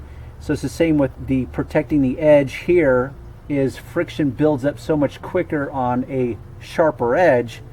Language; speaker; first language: English; native; English